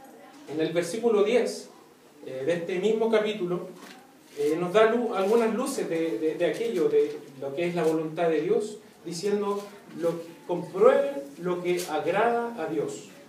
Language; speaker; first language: Spanish; native; Spanish